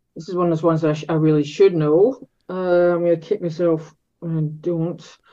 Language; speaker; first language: English; native; English